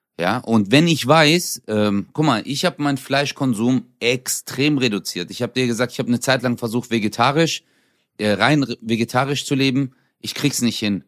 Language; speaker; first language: German; early bilingual, other home language; Turkish